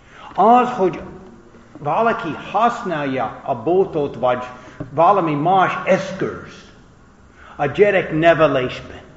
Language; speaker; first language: Hungarian; non-native, fluent; English